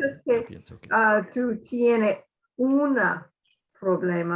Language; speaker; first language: Spanish; non-native, learner; English